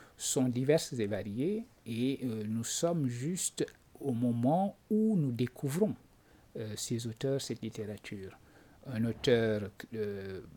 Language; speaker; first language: French; non-native, local second language; Wolof